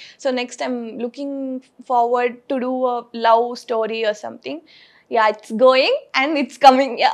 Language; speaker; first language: English; non-native, local second language; Tamil